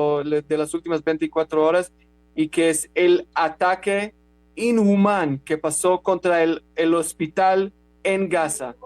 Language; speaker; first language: Spanish; non-native, fluent; Hebrew